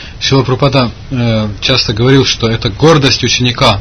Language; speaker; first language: Russian; native; Russian